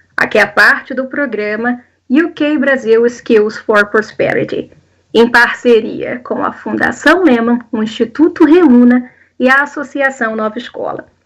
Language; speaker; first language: Portuguese; native; Portuguese